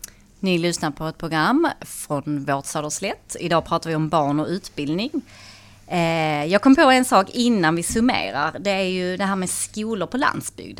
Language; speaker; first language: Swedish; native; Swedish